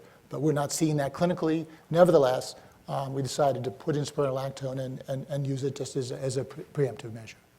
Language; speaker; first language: English; native; English